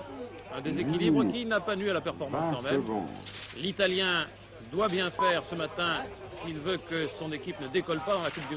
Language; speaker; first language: French; native; French